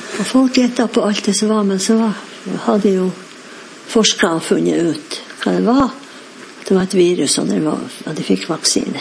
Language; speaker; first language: Norwegian; native; Norwegian